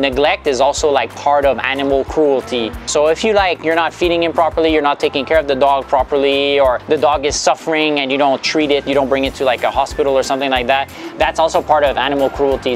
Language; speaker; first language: English; native; English